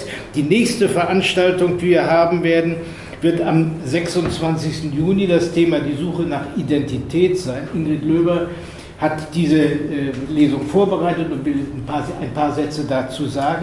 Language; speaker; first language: German; native; German